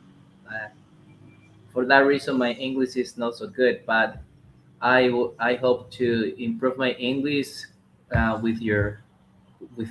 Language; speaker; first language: English; non-native, learner; Spanish